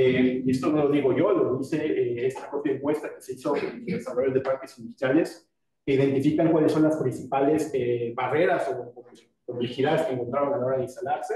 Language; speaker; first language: Spanish; native; Spanish